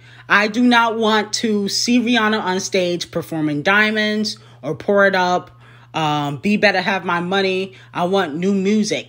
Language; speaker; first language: English; native; English